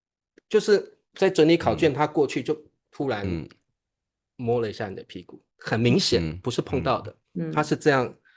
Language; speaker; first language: Chinese; native; Chinese